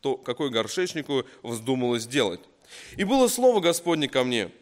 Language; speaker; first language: Russian; native; Russian